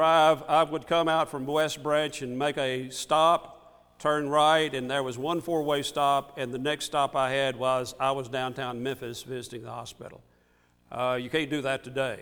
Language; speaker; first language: English; native; English